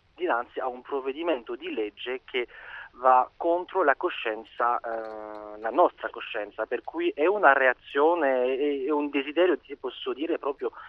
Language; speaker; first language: Italian; non-native, fluent; French